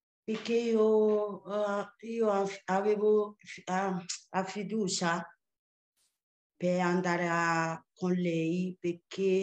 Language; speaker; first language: Italian; non-native, learner; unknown